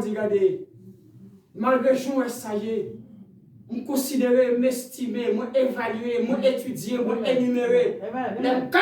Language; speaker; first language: French; non-native, local second language; Haitian Creole